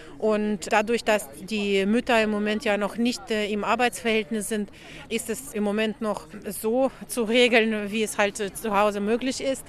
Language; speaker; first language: German; non-native, fluent; Ukrainian